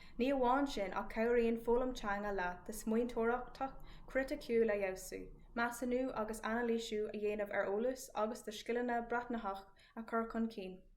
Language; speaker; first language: Irish; non-native, local second language; English